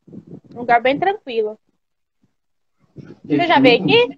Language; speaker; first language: Portuguese; native; Portuguese